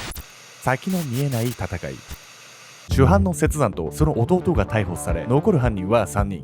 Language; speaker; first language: Japanese; native; Japanese